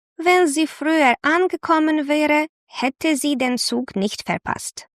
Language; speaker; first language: German; non-native, fluent; Ukrainian